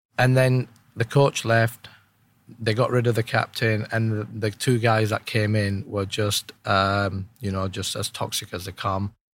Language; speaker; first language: English; early bilingual, other home language; Urdu